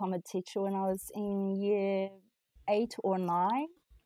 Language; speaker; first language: English; non-native, fluent; Chinese